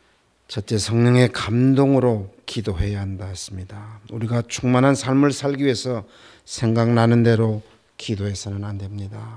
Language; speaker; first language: Korean; native; Korean